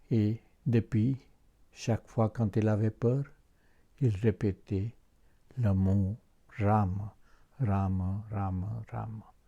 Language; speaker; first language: French; non-native, fluent; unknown